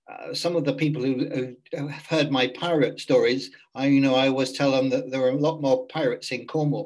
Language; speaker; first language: English; native; English